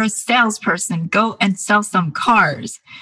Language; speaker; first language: English; early bilingual, other home language; Korean